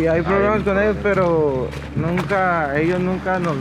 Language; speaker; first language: Spanish; native; Spanish